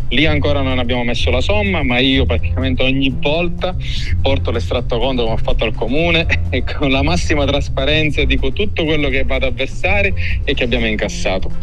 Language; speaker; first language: Italian; native; Italian